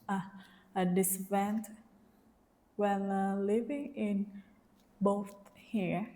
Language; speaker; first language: English; non-native, learner; Vietnamese